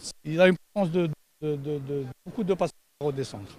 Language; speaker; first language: French; non-native, local second language; Arabic